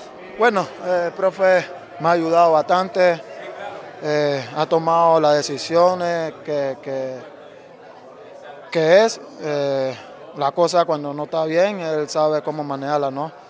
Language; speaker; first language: Spanish; native; Spanish